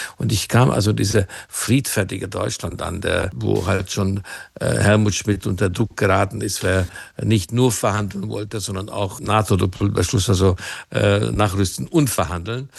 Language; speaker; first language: German; non-native, fluent; Hungarian